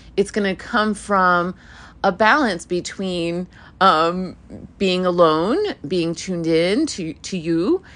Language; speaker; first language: English; early bilingual, other home language; Hebrew